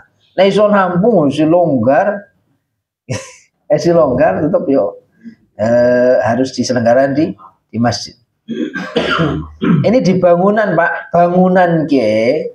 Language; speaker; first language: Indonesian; non-native, local second language; Javanese